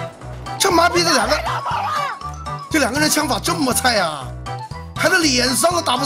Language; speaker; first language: Chinese; native; Chinese